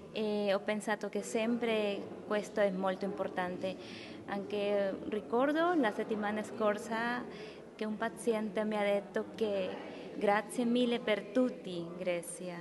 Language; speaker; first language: Italian; non-native, learner; Spanish